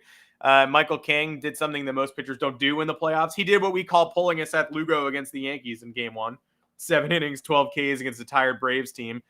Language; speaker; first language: English; native; English